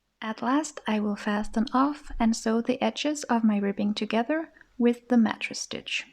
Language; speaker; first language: English; non-native, fluent; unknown